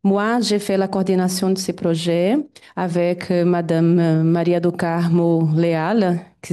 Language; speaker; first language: French; non-native, fluent; Portuguese